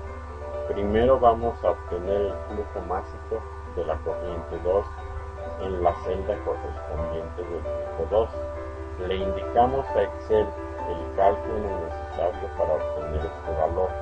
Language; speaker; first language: Spanish; native; Spanish